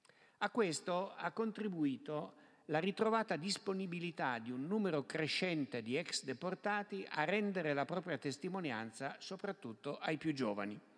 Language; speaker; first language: Italian; native; Italian